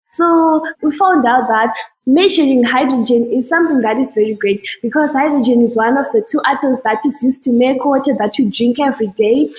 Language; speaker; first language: English; non-native, local second language; Shona